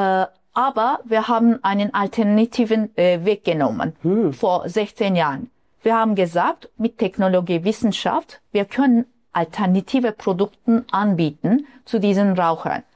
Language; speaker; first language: German; non-native, fluent; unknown